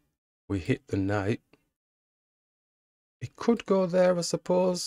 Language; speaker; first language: English; native; English